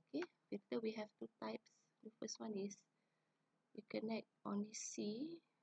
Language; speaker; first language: English; non-native, local second language; Malay